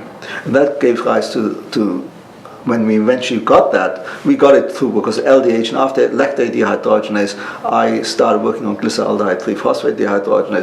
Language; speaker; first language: English; non-native, local second language; German